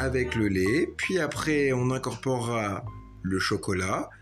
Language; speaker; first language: French; native; French